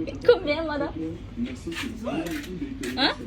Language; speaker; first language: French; non-native, learner; Kazakh